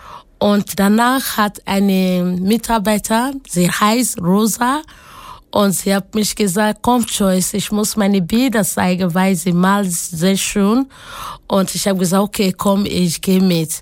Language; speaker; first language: German; non-native, learner; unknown